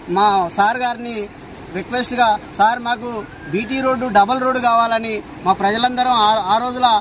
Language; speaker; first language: Telugu; native; Telugu